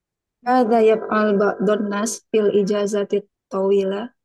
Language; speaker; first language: Arabic; non-native, learner; Indonesian